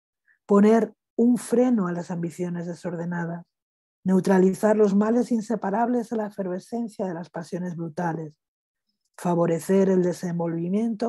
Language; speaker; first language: Spanish; native; Spanish